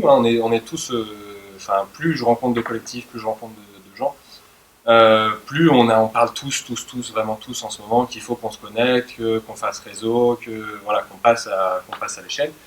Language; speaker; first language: French; native; French